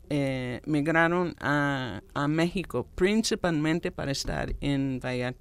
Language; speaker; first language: Spanish; non-native, fluent; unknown